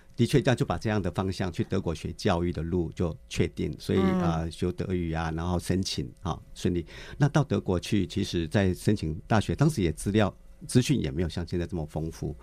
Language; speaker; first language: Chinese; native; Chinese